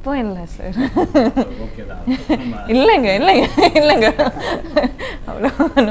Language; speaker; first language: Tamil; non-native, learner; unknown